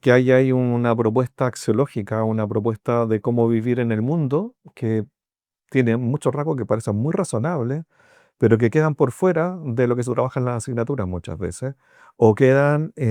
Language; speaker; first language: Spanish; native; Spanish